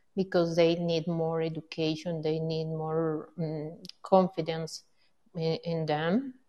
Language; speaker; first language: English; non-native, learner; Spanish